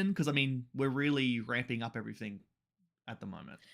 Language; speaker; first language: English; native; English